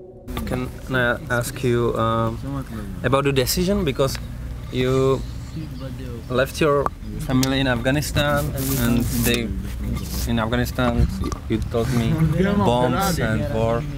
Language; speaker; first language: English; non-native, fluent; Czech